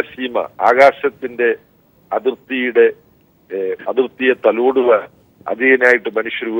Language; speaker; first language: Malayalam; native; Malayalam